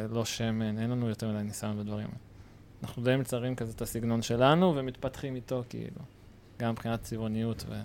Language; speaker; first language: Hebrew; native; Hebrew